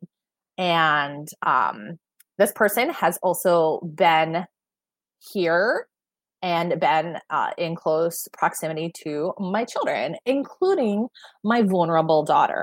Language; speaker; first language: English; native; English